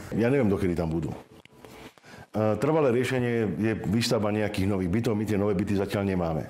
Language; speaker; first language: Slovak; native; Slovak